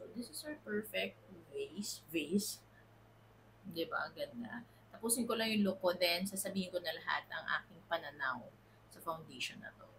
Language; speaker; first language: Filipino; native; Filipino